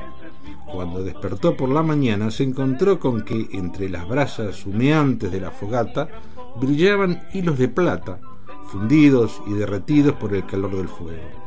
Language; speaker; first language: Spanish; native; Spanish